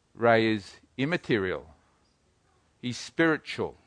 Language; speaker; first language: English; native; English